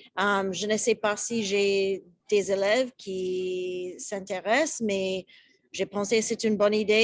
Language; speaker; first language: French; non-native, learner; English